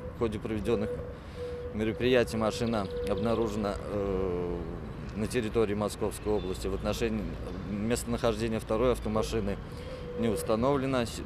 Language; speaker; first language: Russian; native; Russian